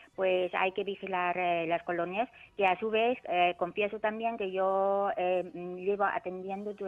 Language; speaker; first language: Spanish; non-native, fluent; German